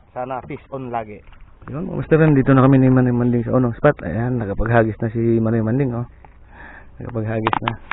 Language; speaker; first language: Filipino; non-native, local second language; Bikol